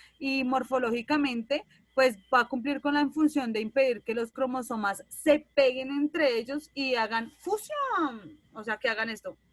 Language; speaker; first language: Spanish; native; Spanish